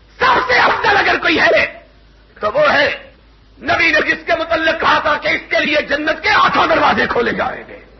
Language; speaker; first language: Urdu; non-native, local second language; Punjabi